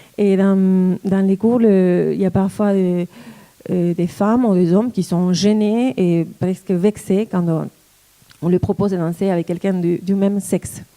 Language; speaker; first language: French; non-native, fluent; Spanish